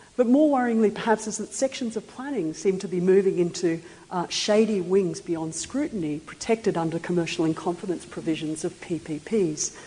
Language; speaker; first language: English; native; English